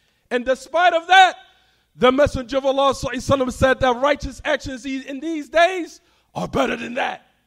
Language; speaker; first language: English; native; English